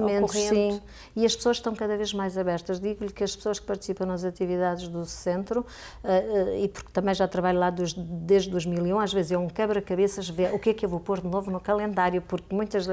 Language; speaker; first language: Portuguese; native; Portuguese